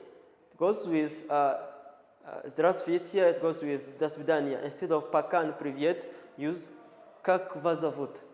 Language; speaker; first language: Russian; non-native, learner; Kinyarwanda